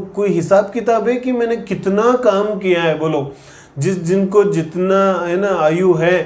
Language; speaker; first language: Hindi; non-native, local second language; Kannada